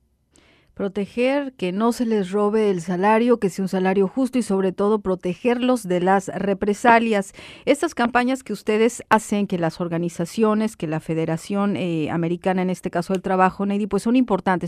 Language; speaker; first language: Spanish; native; Spanish